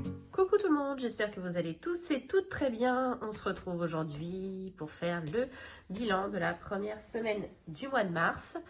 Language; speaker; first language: French; native; French